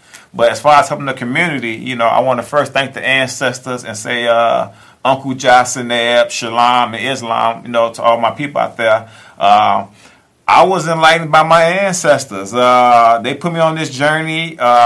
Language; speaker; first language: English; native; English